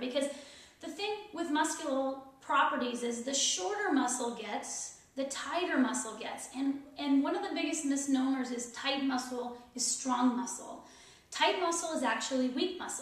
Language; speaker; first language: English; native; English